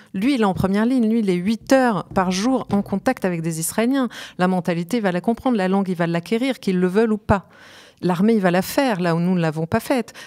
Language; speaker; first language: French; native; French